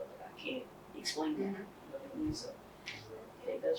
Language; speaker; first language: English; native; English